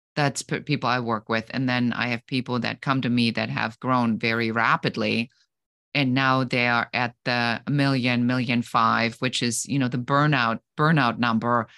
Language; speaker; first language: English; non-native, fluent; German